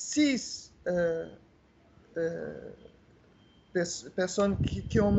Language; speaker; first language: French; non-native, fluent; Portuguese